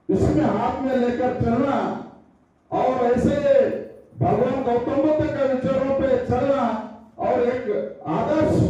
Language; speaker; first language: Hindi; non-native, local second language; Kannada